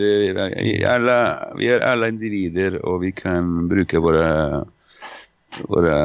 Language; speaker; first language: Swedish; non-native, fluent; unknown